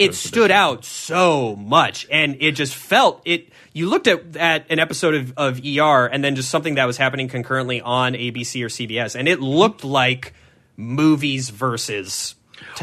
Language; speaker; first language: English; native; English